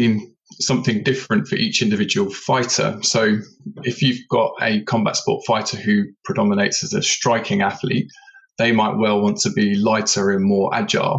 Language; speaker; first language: English; native; English